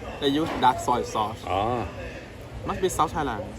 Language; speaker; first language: English; non-native, learner; Thai